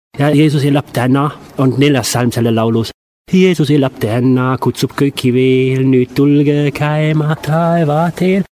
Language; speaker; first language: Estonian; non-native, fluent; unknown